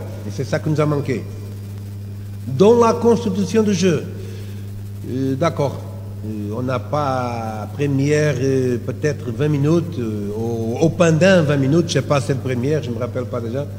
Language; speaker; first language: French; non-native, learner; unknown